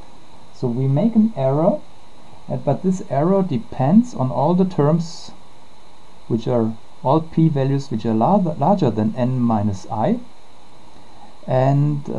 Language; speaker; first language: English; non-native, fluent; German